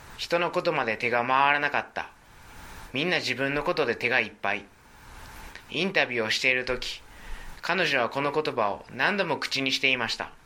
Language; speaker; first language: Japanese; native; Japanese